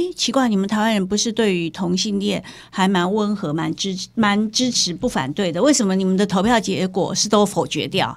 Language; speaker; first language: Chinese; native; Chinese